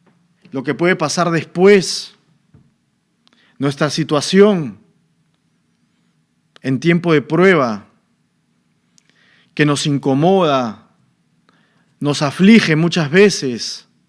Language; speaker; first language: Spanish; native; Spanish